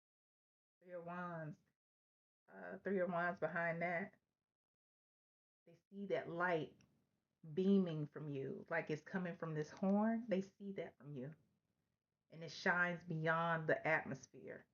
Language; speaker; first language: English; native; English